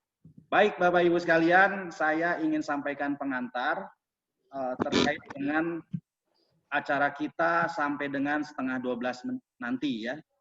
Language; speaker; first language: Indonesian; native; Indonesian